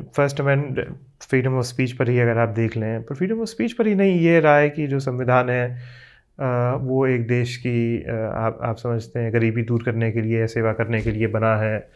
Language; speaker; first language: Hindi; native; Hindi